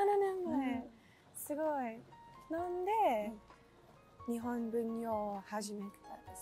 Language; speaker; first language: Japanese; non-native, learner; English